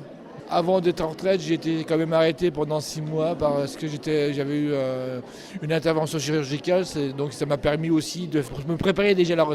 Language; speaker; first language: French; native; French